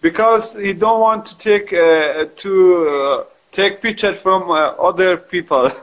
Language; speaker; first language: English; non-native, learner; Kurdish